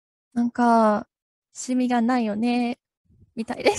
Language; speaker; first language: Japanese; non-native, fluent; English